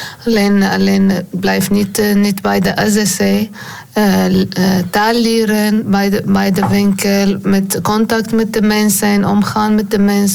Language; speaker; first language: Dutch; non-native, learner; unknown